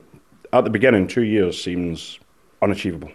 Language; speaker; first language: English; native; English